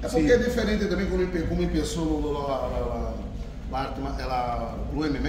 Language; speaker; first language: Spanish; non-native, fluent; Portuguese